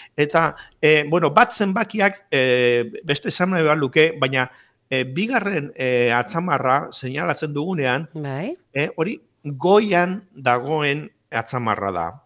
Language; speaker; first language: Basque; native; Basque